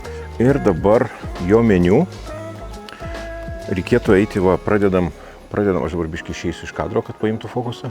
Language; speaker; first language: Lithuanian; native; Lithuanian